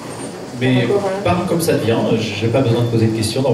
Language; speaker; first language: French; native; French